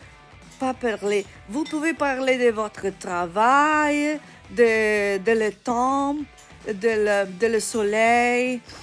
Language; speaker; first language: French; non-native, learner; Italian